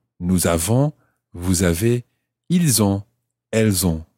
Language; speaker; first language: French; non-native, fluent; English